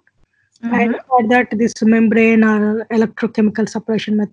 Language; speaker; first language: English; non-native, local second language; Telugu